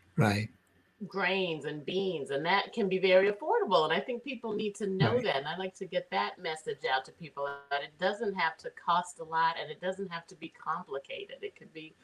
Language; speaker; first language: English; native; English